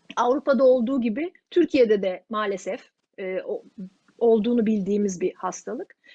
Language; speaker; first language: Turkish; native; Turkish